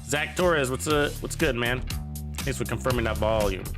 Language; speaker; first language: English; native; English